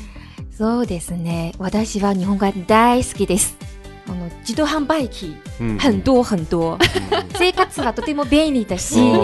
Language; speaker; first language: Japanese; non-native, fluent; Chinese